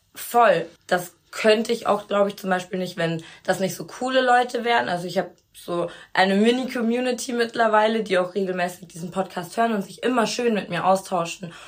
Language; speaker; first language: German; native; German